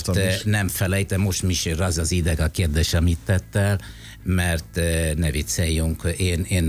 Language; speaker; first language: Hungarian; non-native, fluent; Italian